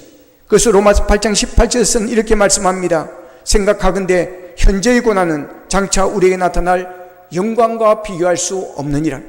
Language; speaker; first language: Korean; native; Korean